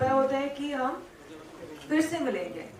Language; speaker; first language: Hindi; non-native, local second language; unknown